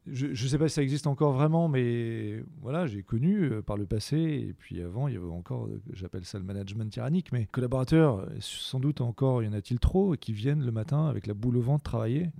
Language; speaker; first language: French; native; French